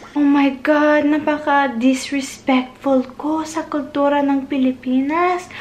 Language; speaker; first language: Filipino; non-native, fluent; English